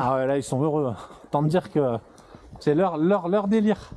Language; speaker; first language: French; native; French